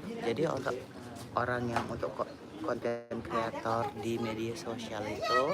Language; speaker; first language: Indonesian; native; Indonesian